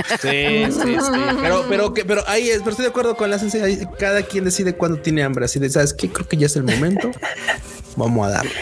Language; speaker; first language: Spanish; native; Spanish